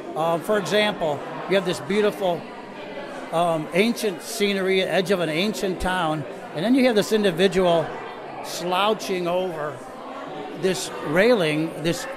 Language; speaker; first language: English; native; English